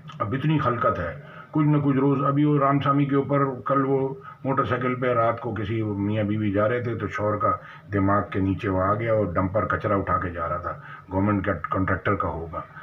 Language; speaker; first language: Urdu; native; Urdu